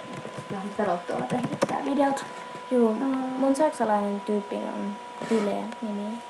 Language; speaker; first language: Finnish; early bilingual, heritage; Finnish